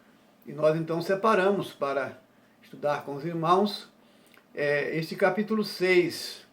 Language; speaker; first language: Portuguese; native; Portuguese